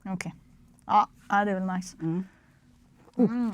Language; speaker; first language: Swedish; native; Swedish